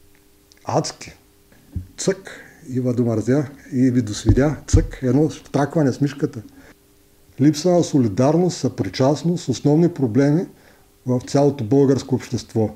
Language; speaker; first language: Bulgarian; native; Bulgarian